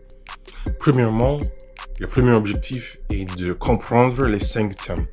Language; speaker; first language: French; non-native, fluent; English